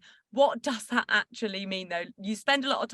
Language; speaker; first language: English; native; English